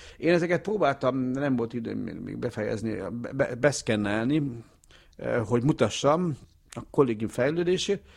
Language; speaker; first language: Hungarian; early bilingual, heritage; Hungarian